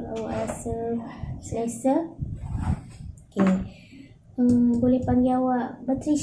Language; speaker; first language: Malay; native; Malay